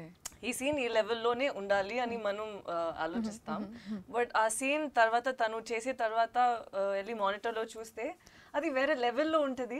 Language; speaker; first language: Telugu; non-native, learner; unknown